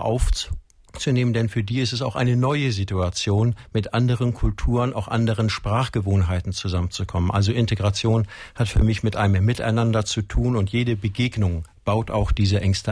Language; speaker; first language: German; native; German